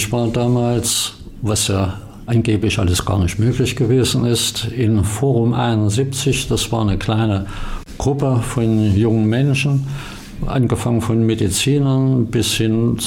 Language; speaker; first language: German; native; German